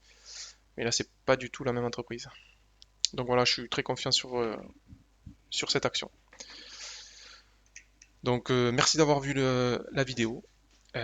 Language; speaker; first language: French; native; French